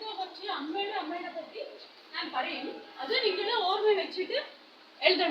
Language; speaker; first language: Malayalam; non-native, learner; Kannada